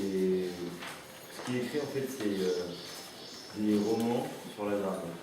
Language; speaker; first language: French; non-native, learner; Spanish